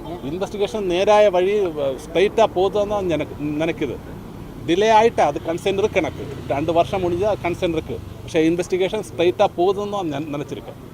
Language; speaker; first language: Tamil; non-native, learner; Malayalam